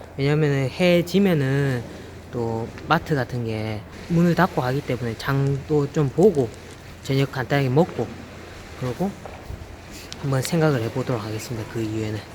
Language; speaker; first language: Korean; native; Korean